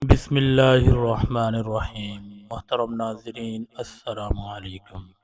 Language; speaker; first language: Urdu; native; Urdu